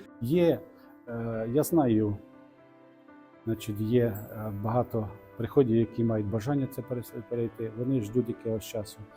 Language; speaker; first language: Ukrainian; non-native, local second language; Russian